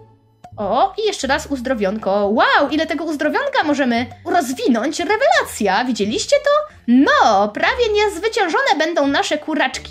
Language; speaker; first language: Polish; native; Polish